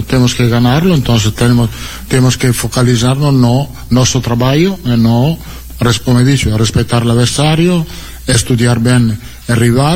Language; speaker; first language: Portuguese; non-native, learner; Italian